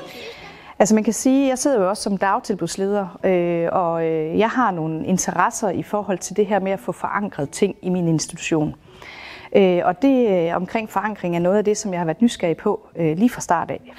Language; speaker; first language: Danish; native; Danish